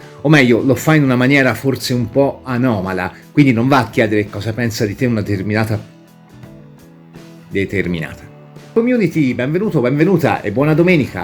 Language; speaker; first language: Italian; native; Italian